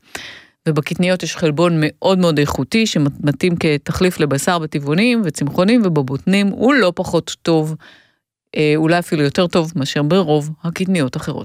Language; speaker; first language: Hebrew; native; Hebrew